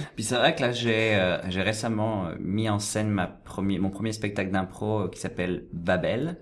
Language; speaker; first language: French; native; French